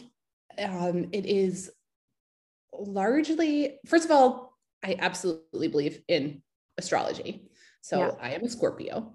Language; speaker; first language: English; native; English